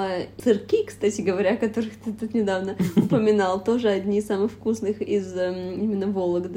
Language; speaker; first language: Russian; native; Russian